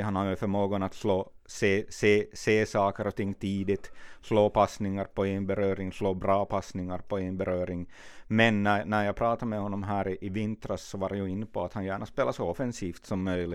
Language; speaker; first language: Swedish; native; Swedish